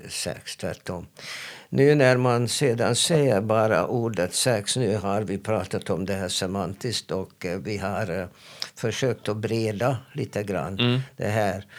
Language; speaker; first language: Swedish; non-native, fluent; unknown